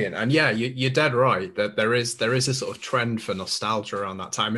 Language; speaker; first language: English; native; English